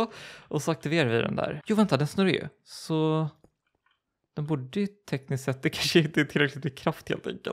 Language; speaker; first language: Swedish; native; Swedish